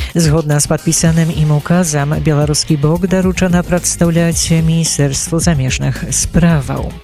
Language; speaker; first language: Belarusian; native; Belarusian